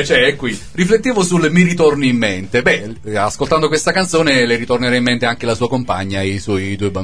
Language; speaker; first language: Italian; native; Italian